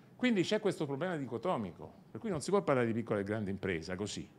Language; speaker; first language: Italian; native; Italian